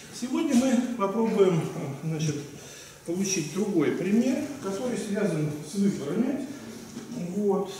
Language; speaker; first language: Russian; native; Russian